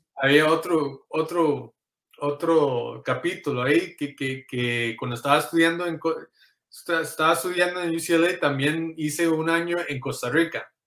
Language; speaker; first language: Spanish; early bilingual, heritage; Spanish